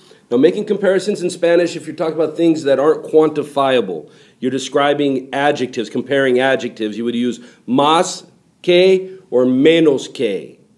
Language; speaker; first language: English; native; English